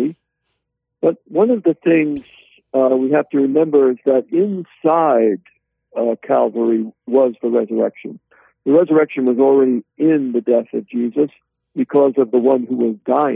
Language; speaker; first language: English; native; English